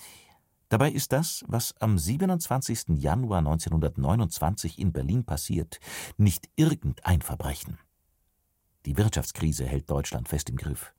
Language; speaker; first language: German; native; German